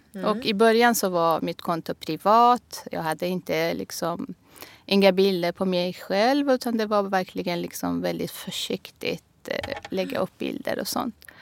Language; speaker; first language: Swedish; non-native, fluent; Persian